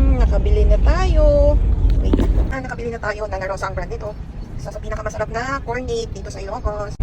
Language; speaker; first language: Filipino; non-native, local second language; Iloko